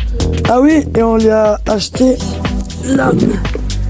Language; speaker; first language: French; native; French